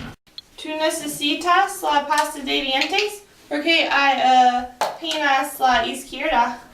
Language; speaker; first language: Spanish; non-native, learner; English